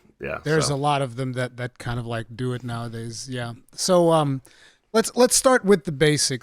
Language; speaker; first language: English; native; English